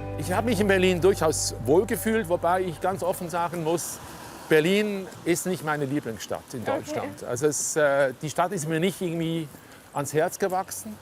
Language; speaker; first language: German; native; German